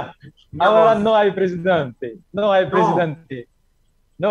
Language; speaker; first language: Spanish; non-native, learner; Haitian Creole